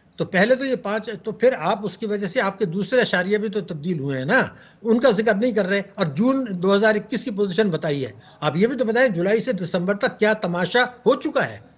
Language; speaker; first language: Urdu; native; Urdu